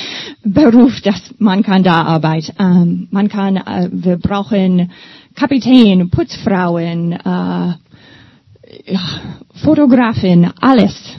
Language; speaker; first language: German; non-native, learner; English